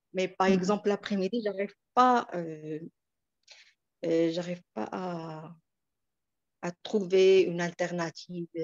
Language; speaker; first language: French; non-native, local second language; Arabic